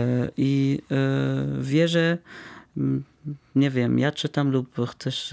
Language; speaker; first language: Polish; non-native, fluent; Arabic